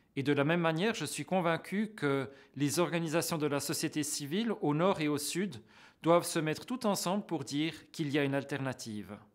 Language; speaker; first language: French; native; French